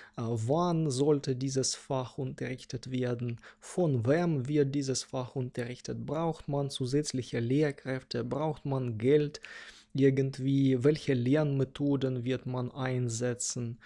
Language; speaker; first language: German; non-native, fluent; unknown